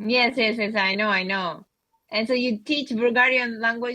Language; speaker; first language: English; non-native, learner; Japanese